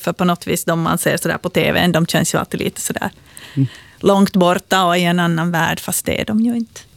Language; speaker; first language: Swedish; native; Swedish